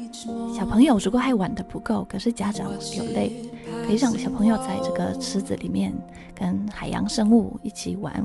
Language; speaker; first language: Chinese; non-native, fluent; Polish